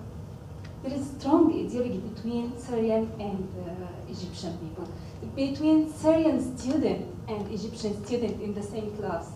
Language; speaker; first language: English; non-native, fluent; Arabic